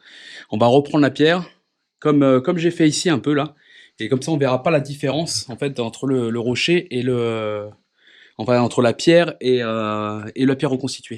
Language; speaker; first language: French; native; French